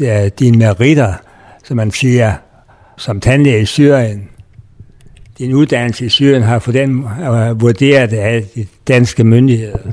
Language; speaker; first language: Danish; native; Danish